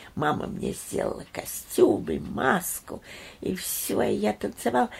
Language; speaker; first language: Russian; early bilingual, heritage; Russian